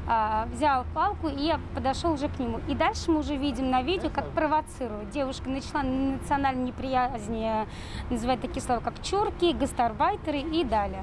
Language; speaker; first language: Russian; non-native, fluent; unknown